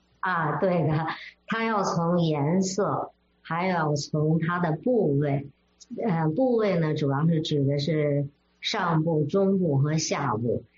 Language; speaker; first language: Chinese; native; Chinese